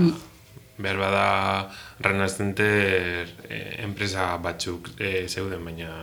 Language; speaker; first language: Basque; non-native, learner; Spanish